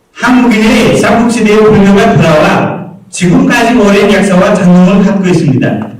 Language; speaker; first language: Korean; non-native, fluent; Nepali